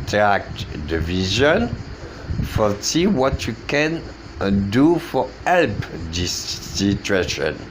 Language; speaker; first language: English; non-native, learner; French